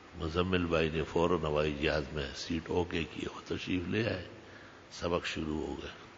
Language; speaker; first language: Urdu; non-native, local second language; Pashto